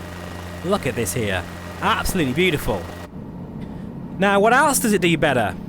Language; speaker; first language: English; native; English